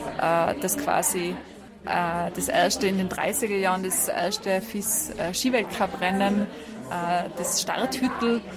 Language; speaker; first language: German; native; German